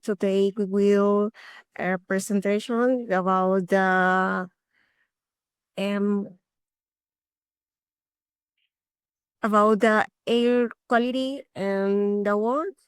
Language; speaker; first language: English; non-native, learner; Spanish